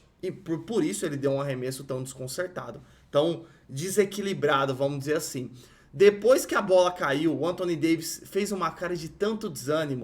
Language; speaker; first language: Portuguese; native; Portuguese